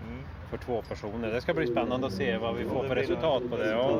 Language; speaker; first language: Swedish; native; Swedish